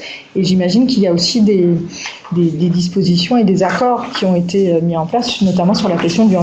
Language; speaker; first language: French; native; French